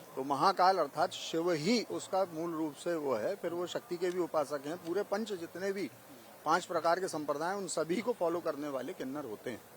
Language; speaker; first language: Hindi; native; Hindi